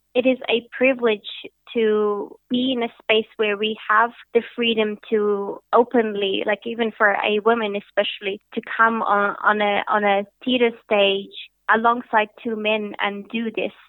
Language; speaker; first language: English; early bilingual, other home language; Hazaragi